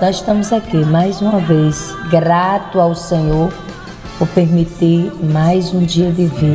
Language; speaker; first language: Portuguese; native; Portuguese